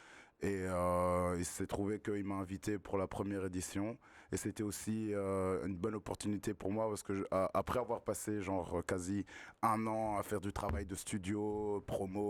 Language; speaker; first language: French; native; French